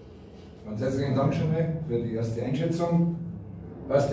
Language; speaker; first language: German; native; German